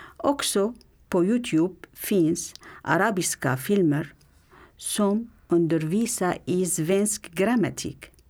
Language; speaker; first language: Swedish; non-native, learner; Arabic